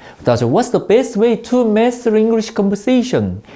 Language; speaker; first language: English; non-native, fluent; Korean